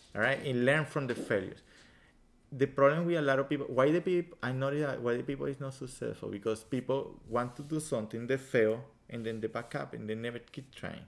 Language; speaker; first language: English; non-native, fluent; Spanish